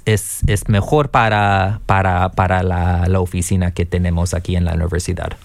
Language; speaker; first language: Spanish; non-native, learner; English